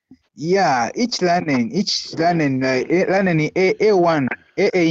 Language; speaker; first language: German; non-native, learner; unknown